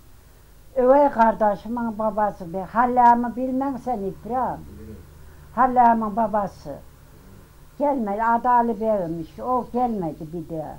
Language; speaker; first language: Turkish; native; Turkish